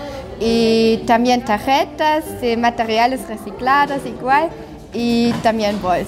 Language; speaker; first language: Spanish; non-native, fluent; German